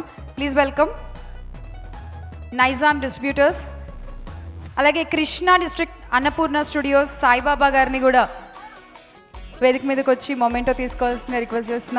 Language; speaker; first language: Telugu; native; Telugu